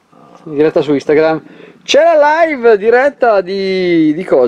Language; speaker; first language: Italian; native; Italian